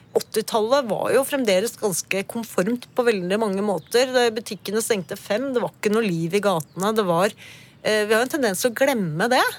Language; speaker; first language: Norwegian; early bilingual, other home language; Spanish